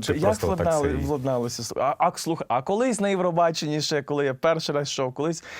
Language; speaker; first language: Ukrainian; native; Ukrainian